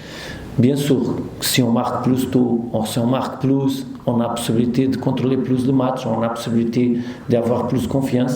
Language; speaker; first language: French; non-native, learner; Portuguese